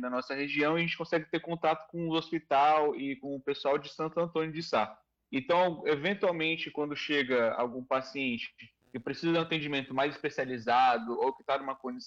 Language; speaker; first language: Portuguese; native; Portuguese